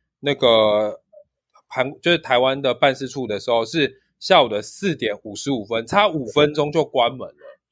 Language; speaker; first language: Chinese; native; Chinese